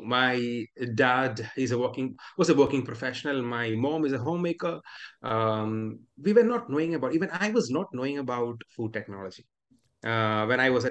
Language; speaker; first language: English; non-native, local second language; Malayalam